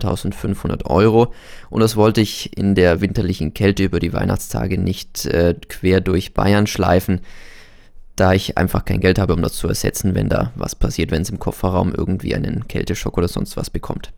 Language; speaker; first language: German; native; German